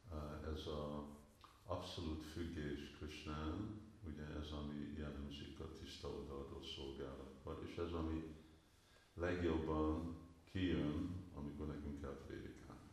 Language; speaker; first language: Hungarian; early bilingual, heritage; Hungarian